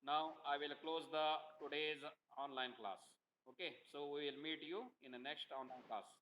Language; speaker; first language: English; non-native, local second language; Kannada